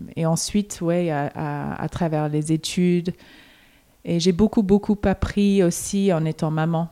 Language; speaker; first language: French; non-native, fluent; English